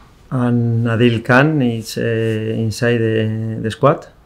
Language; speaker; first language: English; non-native, fluent; Spanish